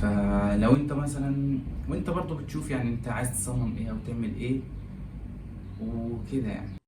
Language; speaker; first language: Arabic; native; Arabic